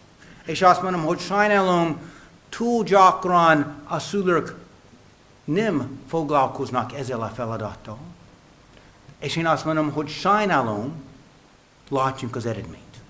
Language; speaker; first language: Hungarian; non-native, fluent; English